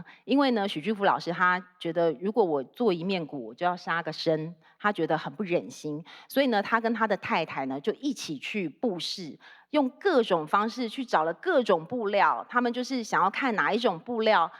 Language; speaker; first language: Chinese; native; Chinese